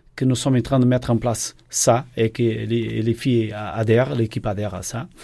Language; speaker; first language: French; non-native, fluent; Portuguese